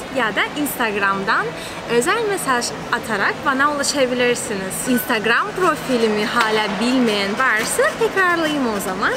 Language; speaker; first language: Turkish; non-native, fluent; Russian